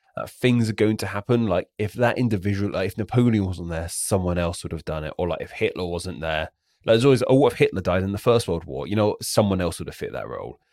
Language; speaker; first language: English; native; English